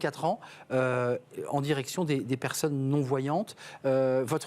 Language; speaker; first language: French; native; French